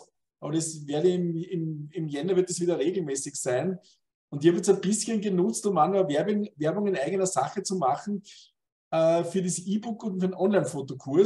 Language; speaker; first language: German; native; German